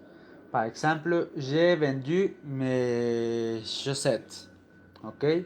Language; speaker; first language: French; non-native, learner; Spanish